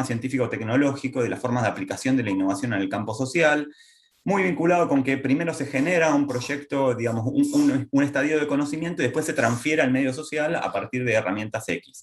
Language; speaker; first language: Spanish; native; Spanish